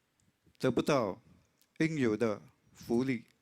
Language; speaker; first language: Chinese; non-native, local second language; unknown